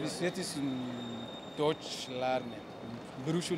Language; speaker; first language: German; non-native, learner; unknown